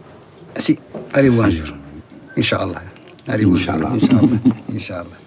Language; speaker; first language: Italian; non-native, learner; Arabic